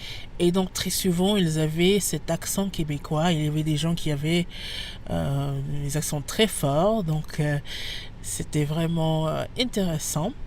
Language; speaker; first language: French; non-native, fluent; English